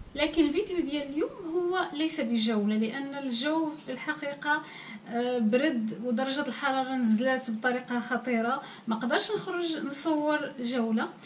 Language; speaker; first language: Arabic; native; Arabic